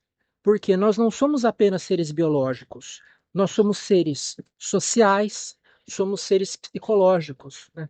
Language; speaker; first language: Portuguese; native; Portuguese